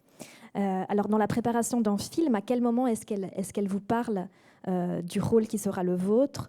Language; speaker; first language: French; native; French